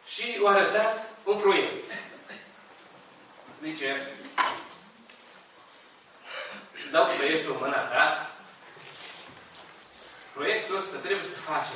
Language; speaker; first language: Romanian; non-native, learner; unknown